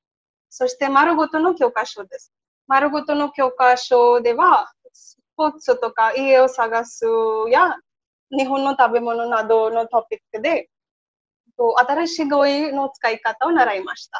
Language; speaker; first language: Japanese; non-native, learner; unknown